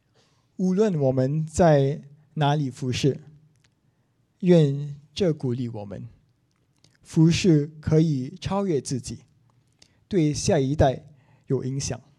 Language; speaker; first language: Chinese; non-native, local second language; English